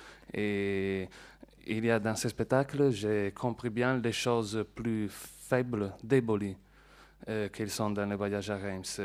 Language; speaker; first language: French; non-native, learner; Italian